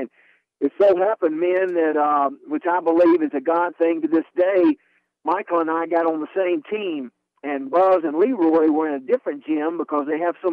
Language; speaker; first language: English; native; English